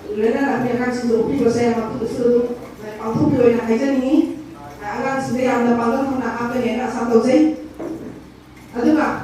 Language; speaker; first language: Manipuri; native; Manipuri